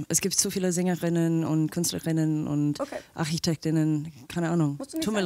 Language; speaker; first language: German; non-native, fluent; English